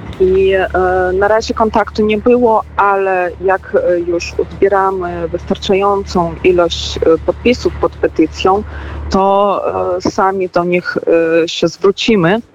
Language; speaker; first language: Polish; non-native, fluent; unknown